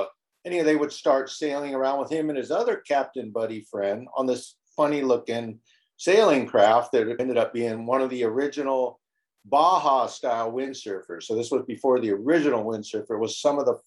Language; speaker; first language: English; native; English